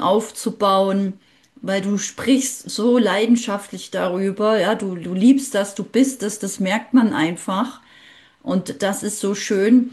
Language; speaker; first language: German; native; German